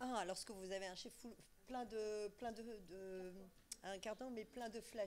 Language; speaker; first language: French; native; French